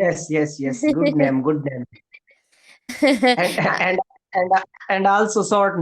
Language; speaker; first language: English; non-native, learner; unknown